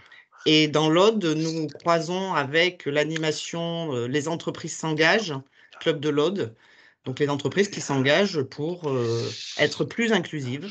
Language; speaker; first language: French; native; French